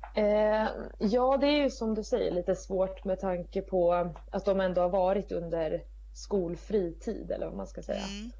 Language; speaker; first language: Swedish; native; Swedish